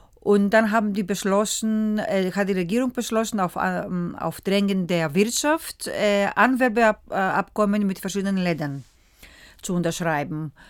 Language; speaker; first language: German; early bilingual, other home language; Greek